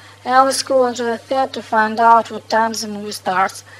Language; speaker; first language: English; non-native, fluent; Russian